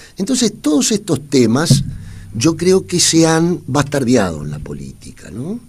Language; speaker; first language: Spanish; native; Spanish